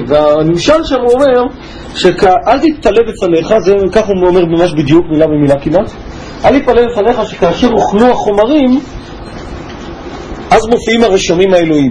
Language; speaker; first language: Hebrew; native; Hebrew